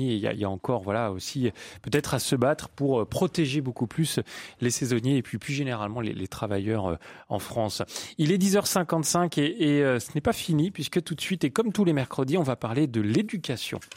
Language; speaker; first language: French; native; French